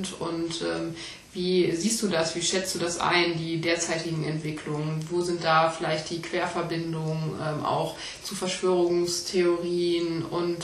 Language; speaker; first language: German; native; German